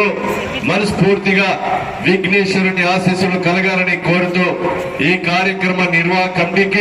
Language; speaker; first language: Telugu; native; Telugu